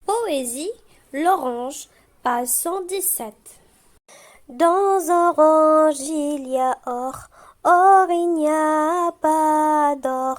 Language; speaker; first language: French; non-native, local second language; Arabic